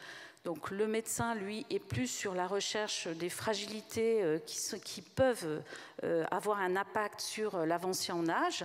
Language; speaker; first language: French; native; French